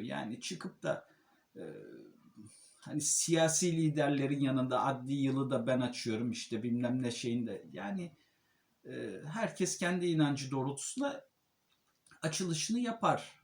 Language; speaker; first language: Turkish; native; Turkish